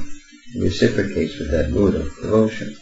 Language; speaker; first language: English; native; English